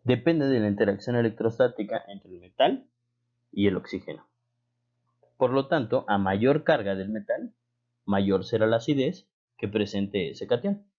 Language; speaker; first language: Spanish; native; Spanish